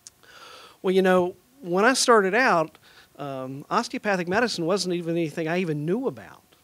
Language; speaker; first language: English; native; English